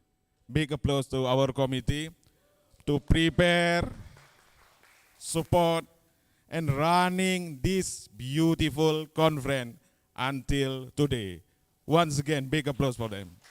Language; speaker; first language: English; non-native, learner; Indonesian